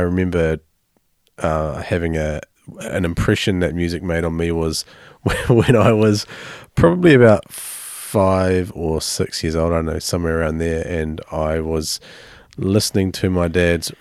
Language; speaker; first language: English; native; English